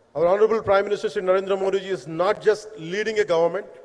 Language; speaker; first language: English; non-native, local second language; Telugu